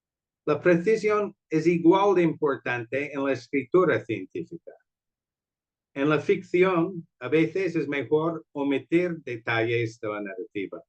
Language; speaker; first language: Spanish; non-native, fluent; English